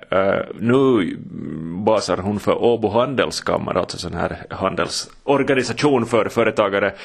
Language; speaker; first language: Swedish; native; Swedish